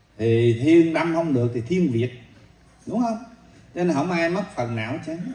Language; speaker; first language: Vietnamese; native; Vietnamese